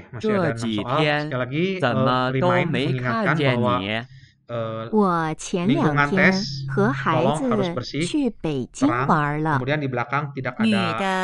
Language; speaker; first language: Chinese; non-native, fluent; Indonesian